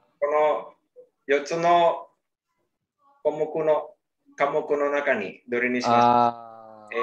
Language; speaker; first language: Japanese; non-native, learner; Indonesian